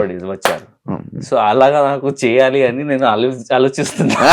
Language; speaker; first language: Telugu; non-native, learner; Hindi